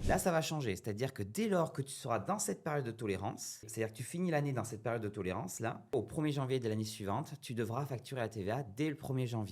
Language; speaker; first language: French; native; French